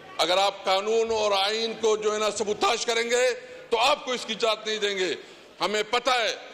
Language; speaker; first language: Urdu; non-native, local second language; Pashto